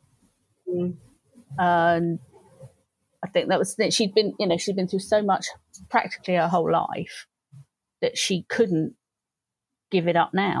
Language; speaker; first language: English; native; English